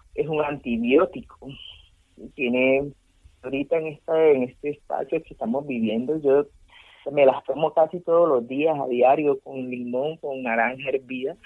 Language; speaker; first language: Spanish; native; Spanish